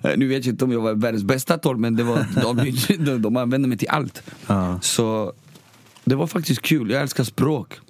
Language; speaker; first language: Swedish; early bilingual, other home language; Spanish